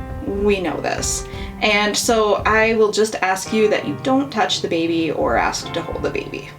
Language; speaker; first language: English; native; English